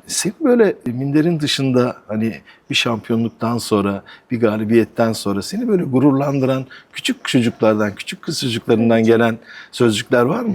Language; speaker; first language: Turkish; native; Turkish